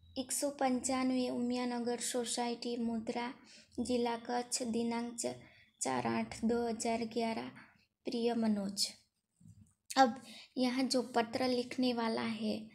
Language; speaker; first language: Hindi; non-native, local second language; Gujarati